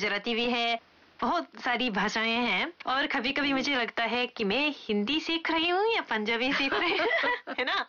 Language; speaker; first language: Hindi; non-native, fluent; Japanese